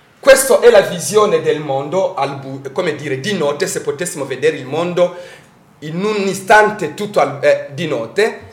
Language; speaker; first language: Italian; non-native, fluent; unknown